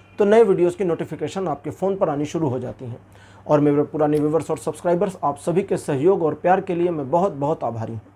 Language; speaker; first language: Hindi; native; Hindi